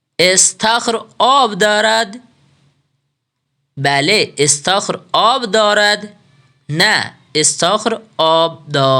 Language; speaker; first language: Persian; non-native, fluent; Urdu